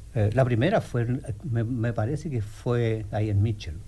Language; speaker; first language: Spanish; native; Spanish